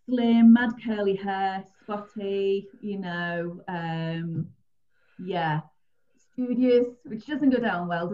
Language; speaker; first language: English; native; English